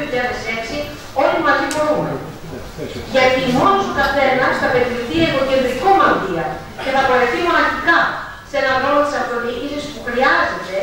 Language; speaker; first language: Greek; native; Greek